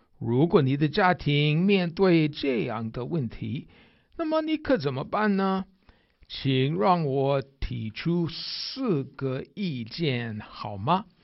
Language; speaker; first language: Chinese; non-native, fluent; English